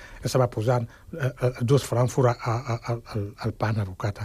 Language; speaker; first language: Catalan; non-native, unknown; Wolof